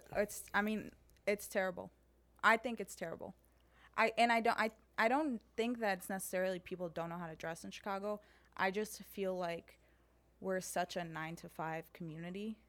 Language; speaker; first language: English; early bilingual, heritage; Serbian